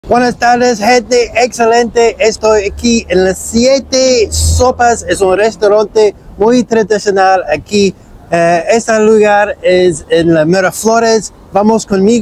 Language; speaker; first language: Spanish; non-native, learner; English